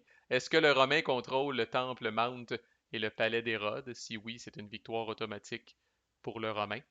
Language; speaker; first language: French; native; French